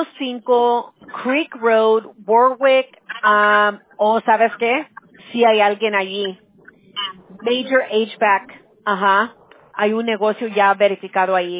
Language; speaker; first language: Spanish; early bilingual, heritage; Spanish